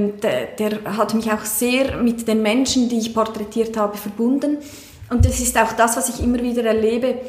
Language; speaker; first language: German; native; German